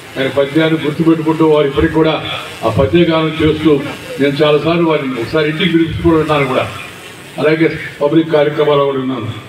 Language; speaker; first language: Telugu; native; Telugu